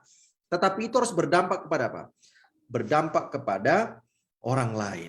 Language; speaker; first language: Indonesian; native; Indonesian